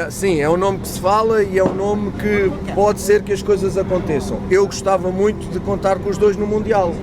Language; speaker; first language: Portuguese; native; Portuguese